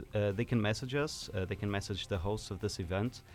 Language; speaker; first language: English; non-native, fluent; Portuguese